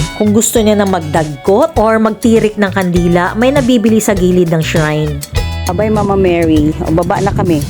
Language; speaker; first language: Filipino; native; Filipino